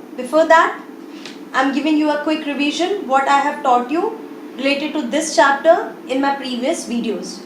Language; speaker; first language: English; non-native, local second language; Hindi